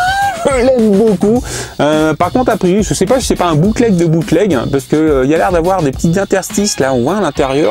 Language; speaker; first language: French; native; French